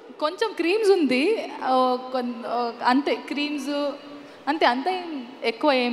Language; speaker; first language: Telugu; non-native, learner; Kannada